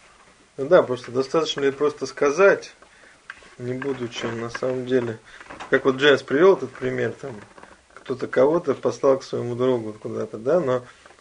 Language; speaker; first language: Russian; native; Russian